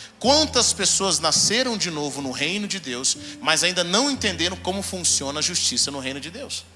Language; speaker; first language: Portuguese; native; Portuguese